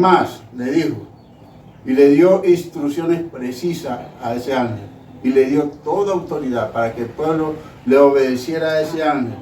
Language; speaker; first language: Spanish; native; Spanish